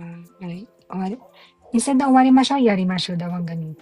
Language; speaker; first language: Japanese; non-native, learner; Filipino